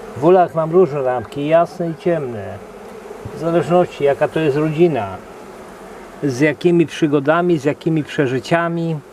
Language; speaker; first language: Polish; native; Polish